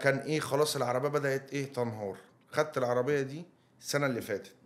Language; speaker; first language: Arabic; native; Arabic